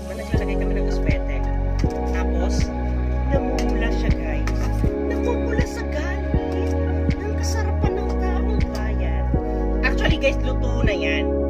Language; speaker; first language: Filipino; non-native, local second language; Kinaray-a